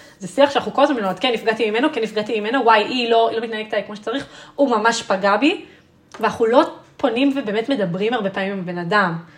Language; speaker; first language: Hebrew; early bilingual, other home language; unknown